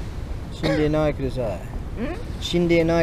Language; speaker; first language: Japanese; non-native, learner; English